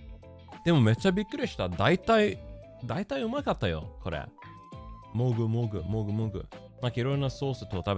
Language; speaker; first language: Japanese; non-native, learner; Swedish